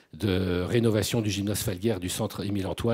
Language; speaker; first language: French; native; French